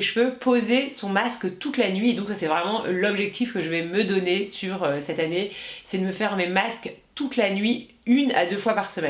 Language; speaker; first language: French; native; French